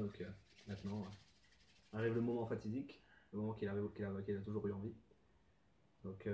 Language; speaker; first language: French; native; French